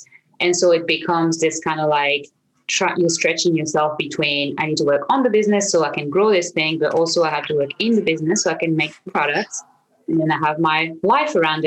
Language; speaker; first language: English; non-native, fluent; French